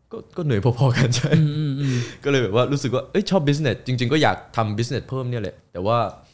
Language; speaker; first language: Thai; early bilingual, other home language; Korean